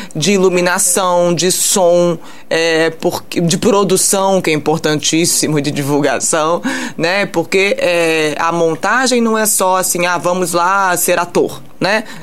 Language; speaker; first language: Portuguese; early bilingual, heritage; Portuguese